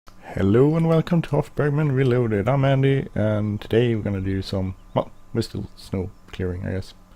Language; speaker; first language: English; non-native, fluent; Swedish